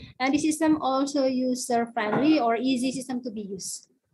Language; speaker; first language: English; non-native, fluent; Indonesian